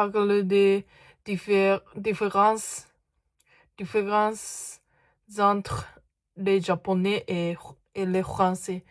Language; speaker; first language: French; non-native, learner; Japanese